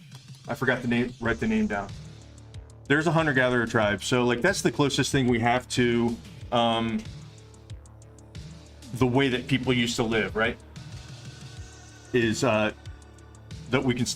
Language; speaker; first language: English; native; English